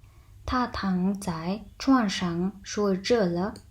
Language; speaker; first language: Chinese; non-native, fluent; Mongolian